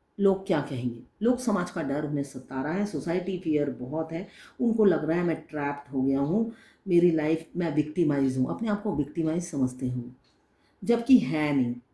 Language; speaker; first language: Hindi; non-native, local second language; Bangla